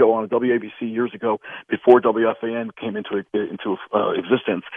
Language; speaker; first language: English; native; English